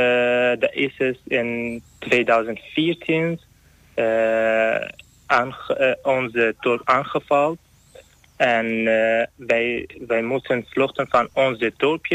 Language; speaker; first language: Dutch; non-native, learner; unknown